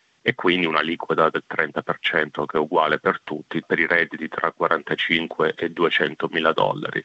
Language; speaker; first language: Italian; native; Italian